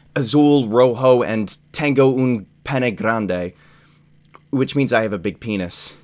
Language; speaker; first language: English; native; English